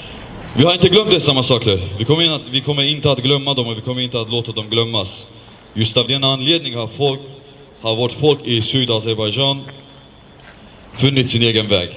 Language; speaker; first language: Swedish; non-native, fluent; Azerbaijani